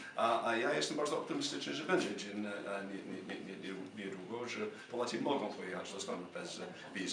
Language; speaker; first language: Polish; non-native, fluent; English